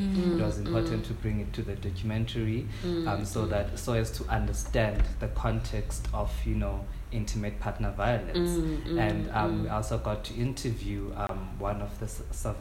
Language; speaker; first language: English; non-native, local second language; Xhosa